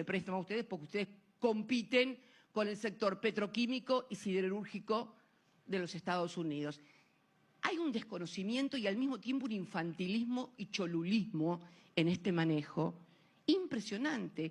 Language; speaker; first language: Spanish; native; Spanish